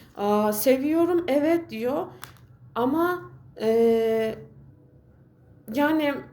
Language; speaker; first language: Turkish; non-native, fluent; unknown